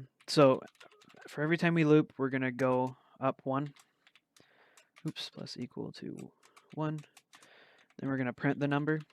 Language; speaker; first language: English; native; English